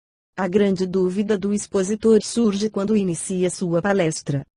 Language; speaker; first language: Portuguese; native; Portuguese